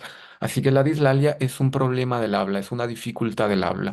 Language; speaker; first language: Spanish; native; Spanish